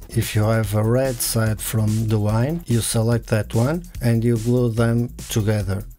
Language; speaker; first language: English; non-native, fluent; Portuguese